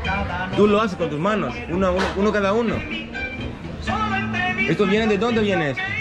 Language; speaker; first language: Spanish; non-native, learner; Greek